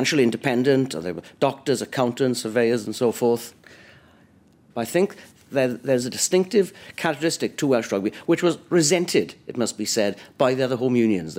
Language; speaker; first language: English; native; English